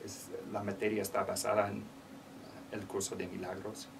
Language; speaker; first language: Spanish; non-native, learner; English